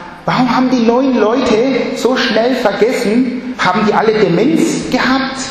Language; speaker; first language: German; non-native, fluent; Chinese